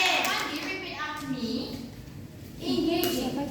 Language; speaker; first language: English; non-native, learner; Indonesian